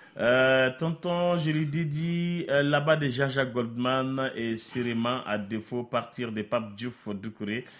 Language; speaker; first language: French; non-native, local second language; Bambara